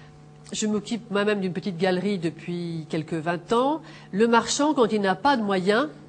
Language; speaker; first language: French; native; French